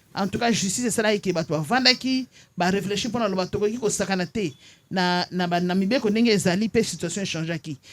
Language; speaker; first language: Lingala; native; Lingala